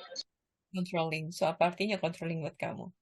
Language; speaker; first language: Indonesian; native; Indonesian